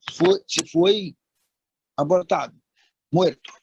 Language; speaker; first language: Spanish; non-native, fluent; Portuguese